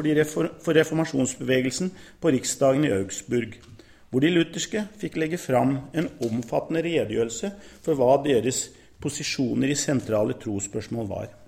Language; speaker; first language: Norwegian; native; Norwegian